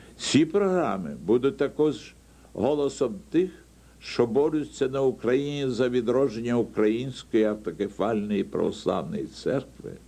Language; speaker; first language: Ukrainian; native; Ukrainian